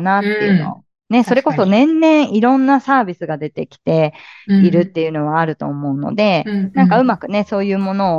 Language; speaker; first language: Japanese; native; Japanese